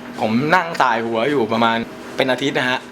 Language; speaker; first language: Thai; native; Thai